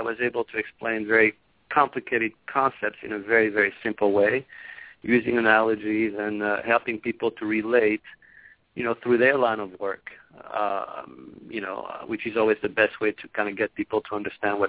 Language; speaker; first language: English; non-native, local second language; French